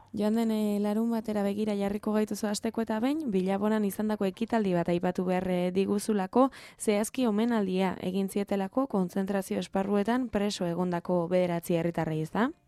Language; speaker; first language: Basque; native; Basque